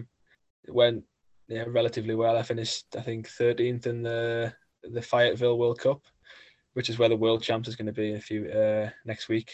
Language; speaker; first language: English; native; English